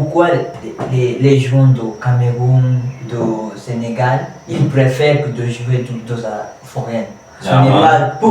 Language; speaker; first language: French; non-native, learner; Kamba